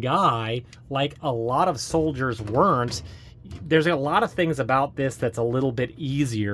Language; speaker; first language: English; native; English